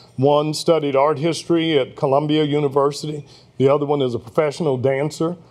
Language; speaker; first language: English; native; English